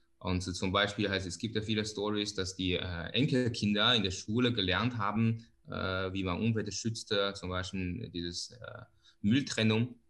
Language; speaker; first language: German; non-native, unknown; Chinese